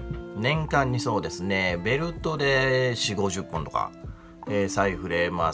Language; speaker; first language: Japanese; native; Japanese